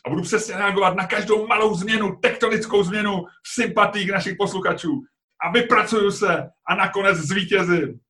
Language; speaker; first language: Czech; native; Czech